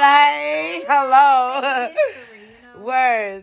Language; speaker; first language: English; early bilingual, other home language; Spanish